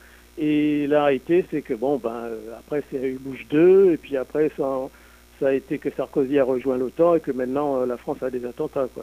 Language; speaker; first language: French; native; French